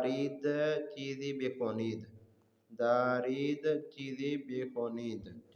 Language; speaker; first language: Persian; non-native, fluent; Urdu